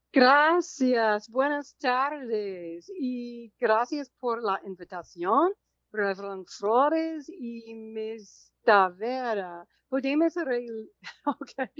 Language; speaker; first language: Spanish; non-native, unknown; English